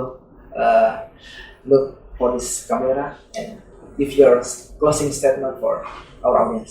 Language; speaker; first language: English; non-native, learner; Indonesian